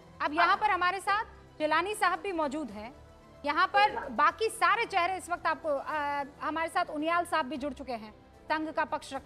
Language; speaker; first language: Hindi; native; Hindi